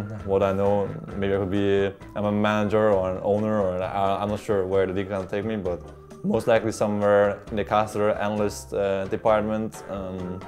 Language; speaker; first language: English; non-native, fluent; Danish